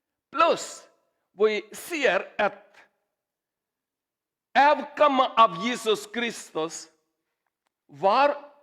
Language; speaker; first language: Swedish; non-native, learner; Urdu